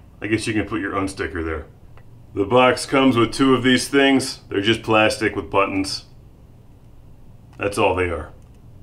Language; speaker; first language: English; native; English